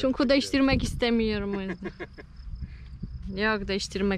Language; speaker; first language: Turkish; non-native, learner; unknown